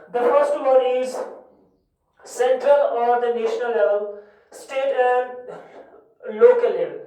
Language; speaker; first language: English; non-native, local second language; Kashmiri